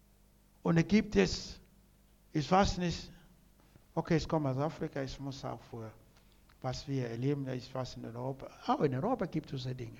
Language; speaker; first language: German; non-native, learner; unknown